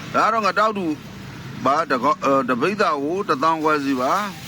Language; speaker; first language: Burmese; native; Burmese